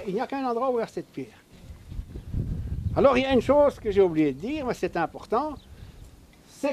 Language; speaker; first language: French; native; French